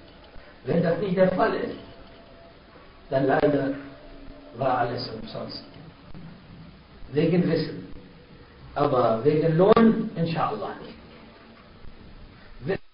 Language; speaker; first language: German; non-native, fluent; Arabic